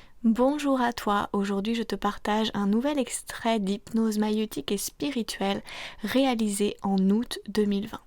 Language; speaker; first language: French; native; French